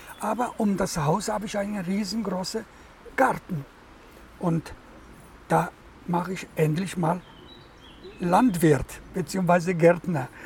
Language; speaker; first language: German; non-native, fluent; Italian